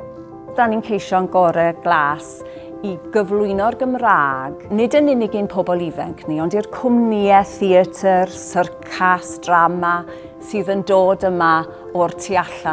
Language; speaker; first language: Welsh; native; Welsh